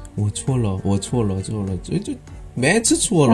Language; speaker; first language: Chinese; non-native, learner; Korean